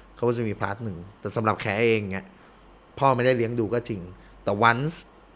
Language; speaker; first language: Thai; early bilingual, heritage; Thai